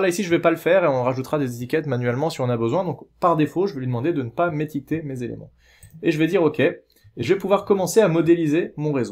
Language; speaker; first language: French; native; French